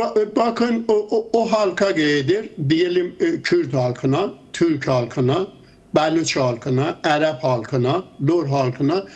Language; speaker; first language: Turkish; non-native, fluent; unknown